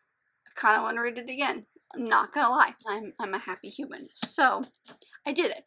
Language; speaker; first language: English; native; English